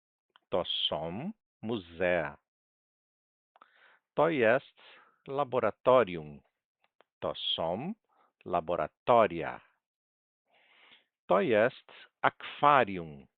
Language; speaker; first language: Polish; non-native, fluent; Portuguese